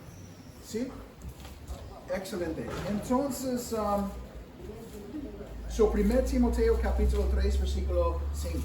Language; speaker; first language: Spanish; non-native, fluent; English